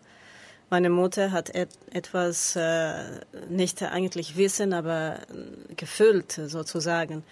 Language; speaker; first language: German; non-native, learner; Spanish